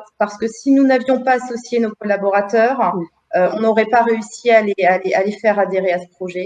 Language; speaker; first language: French; native; French